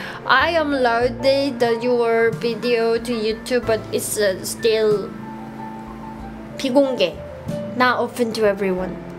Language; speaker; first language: English; non-native, learner; Korean